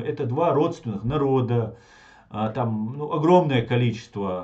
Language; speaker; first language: Russian; non-native, local second language; Chechen